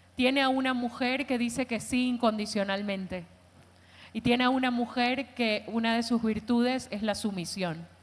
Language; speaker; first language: Spanish; native; Spanish